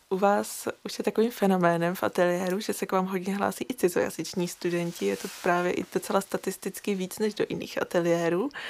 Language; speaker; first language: Czech; native; Czech